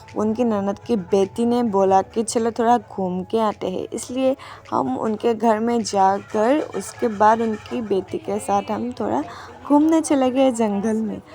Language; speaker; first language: Hindi; non-native, local second language; Assamese